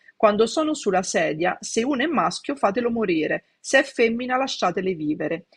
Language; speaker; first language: Italian; native; Italian